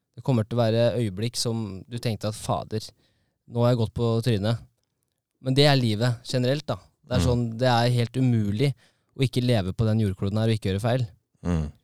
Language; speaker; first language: Norwegian; native; Norwegian